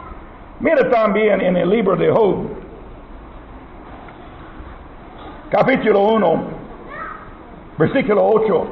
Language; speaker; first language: Spanish; non-native, learner; English